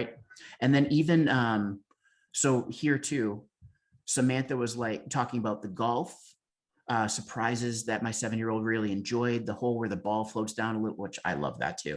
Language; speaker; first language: English; native; English